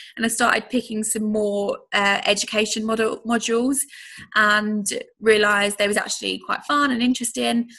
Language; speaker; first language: English; native; English